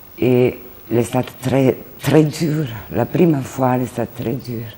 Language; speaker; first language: French; non-native, learner; Italian